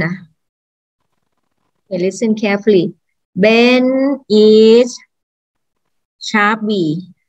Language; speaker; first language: English; non-native, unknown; Thai